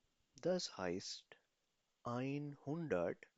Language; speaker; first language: German; non-native, fluent; Urdu